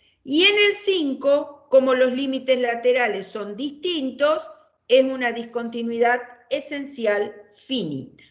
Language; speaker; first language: Spanish; native; Spanish